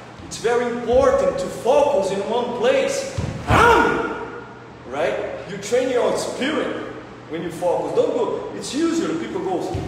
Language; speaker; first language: English; non-native, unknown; Portuguese